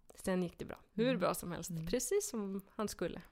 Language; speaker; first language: Swedish; non-native, fluent; Icelandic